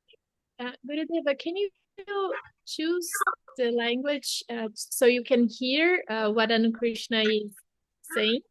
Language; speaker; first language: English; non-native, fluent; Portuguese